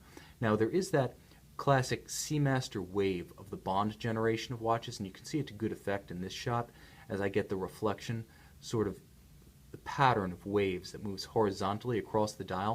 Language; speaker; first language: English; native; English